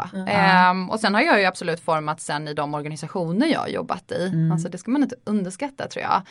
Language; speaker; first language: Swedish; native; Swedish